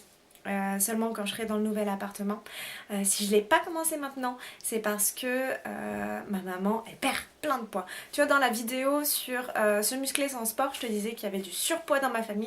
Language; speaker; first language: French; native; French